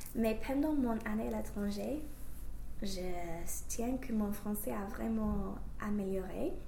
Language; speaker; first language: French; non-native, learner; English